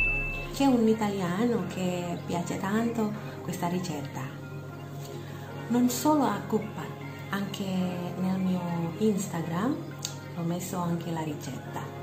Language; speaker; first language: Italian; non-native, learner; Indonesian